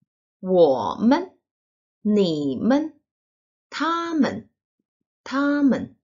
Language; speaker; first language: Chinese; non-native, fluent; Turkish